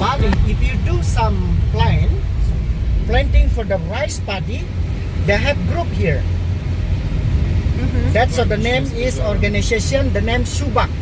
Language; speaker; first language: English; non-native, learner; Indonesian